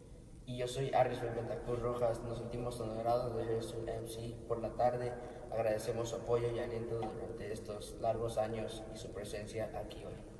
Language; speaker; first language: Spanish; early bilingual, other home language; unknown